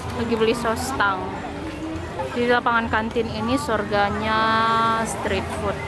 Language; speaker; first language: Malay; non-native, local second language; Minangkabau